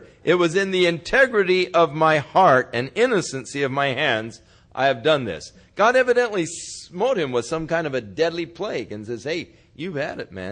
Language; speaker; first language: English; native; English